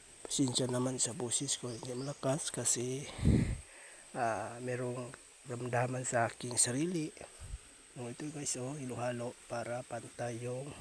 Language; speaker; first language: Filipino; non-native, local second language; Cebuano